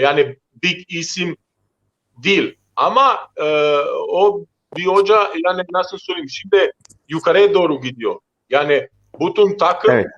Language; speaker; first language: Turkish; non-native, learner; Croatian